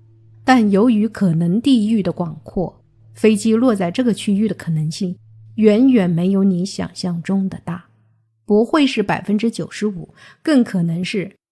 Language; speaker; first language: Chinese; native; Chinese